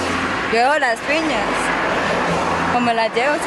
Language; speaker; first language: Spanish; native; Spanish